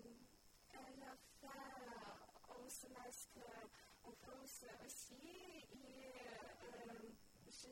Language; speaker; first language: French; non-native, learner; Ukrainian